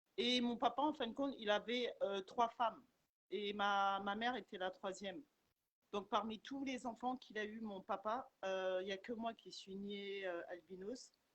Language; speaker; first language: French; early bilingual, other home language; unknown